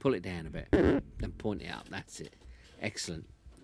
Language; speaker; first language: English; native; English